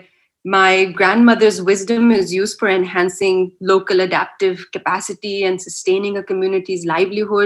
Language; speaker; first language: English; non-native, local second language; Urdu